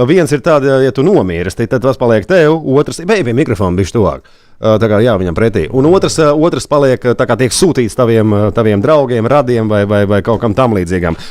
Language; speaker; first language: Latvian; native; Latvian